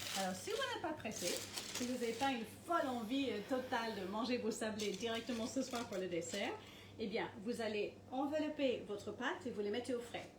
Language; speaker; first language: French; non-native, fluent; English